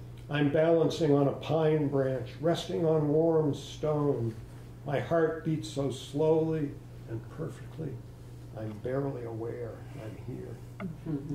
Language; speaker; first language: English; native; English